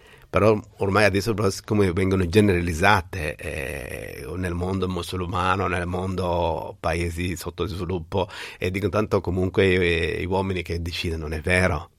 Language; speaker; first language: Italian; non-native, fluent; Somali